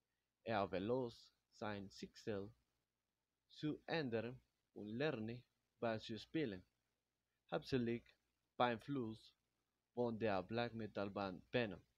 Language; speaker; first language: German; non-native, learner; Spanish